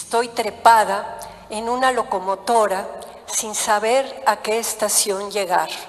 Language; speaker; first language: Spanish; native; Spanish